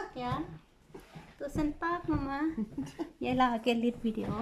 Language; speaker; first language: Norwegian; non-native, learner; Thai